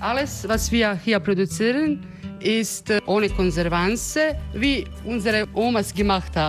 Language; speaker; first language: German; non-native, learner; Croatian